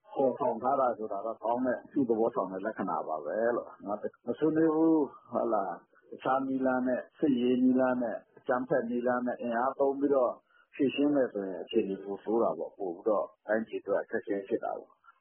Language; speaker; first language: Burmese; non-native, local second language; Pa'o Karen